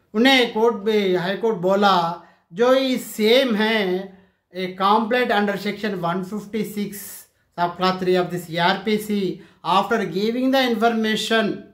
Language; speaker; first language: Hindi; non-native, local second language; Telugu